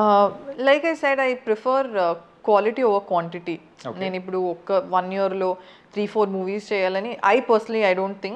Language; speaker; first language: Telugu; non-native, fluent; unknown